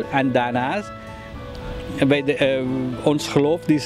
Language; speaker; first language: Dutch; non-native, fluent; Tamil